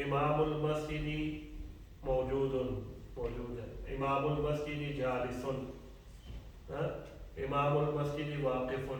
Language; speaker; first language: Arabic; non-native, learner; Urdu